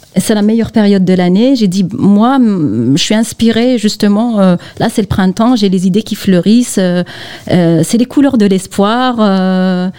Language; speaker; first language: French; non-native, local second language; Kabyle